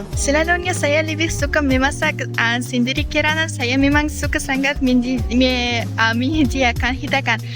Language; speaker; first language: Malay; non-native, learner; Uzbek